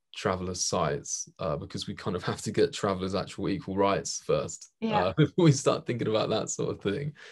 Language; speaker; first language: English; native; English